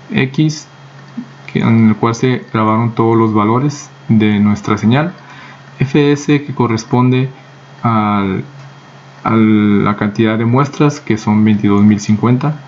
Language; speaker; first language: Spanish; native; Spanish